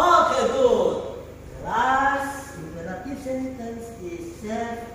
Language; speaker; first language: English; non-native, fluent; Indonesian